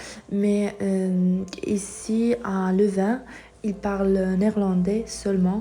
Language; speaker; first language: French; non-native, fluent; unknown